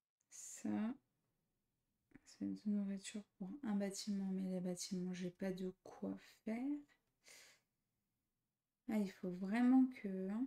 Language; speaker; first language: French; native; French